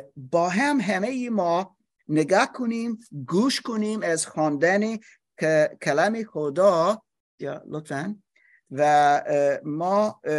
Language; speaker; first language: Persian; non-native, learner; English